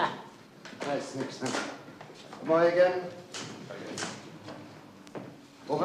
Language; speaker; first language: German; native; German